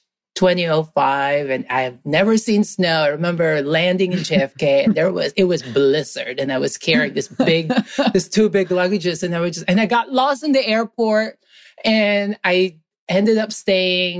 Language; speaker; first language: English; non-native, local second language; Filipino